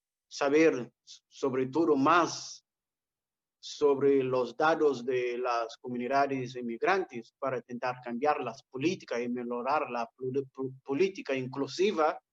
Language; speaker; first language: Spanish; non-native, fluent; Portuguese